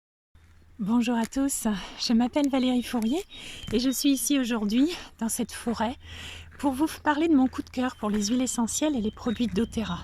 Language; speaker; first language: French; native; French